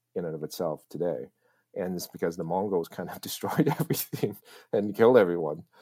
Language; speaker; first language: English; early bilingual, other home language; Chinese